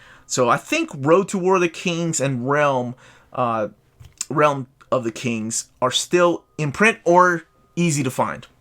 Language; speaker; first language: English; native; English